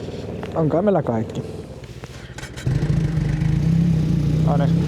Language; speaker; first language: Finnish; native; Finnish